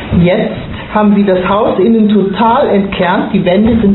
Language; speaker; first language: German; native; German